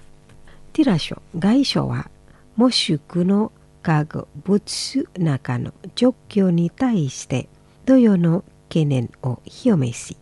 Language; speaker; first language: Japanese; non-native, fluent; Indonesian